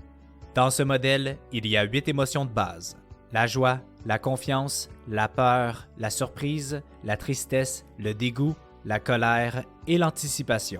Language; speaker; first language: French; native; French